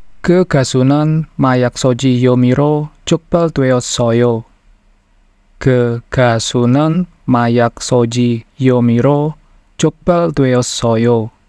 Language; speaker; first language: Korean; non-native, fluent; Indonesian